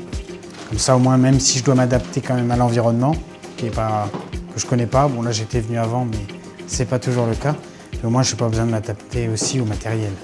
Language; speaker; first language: French; native; French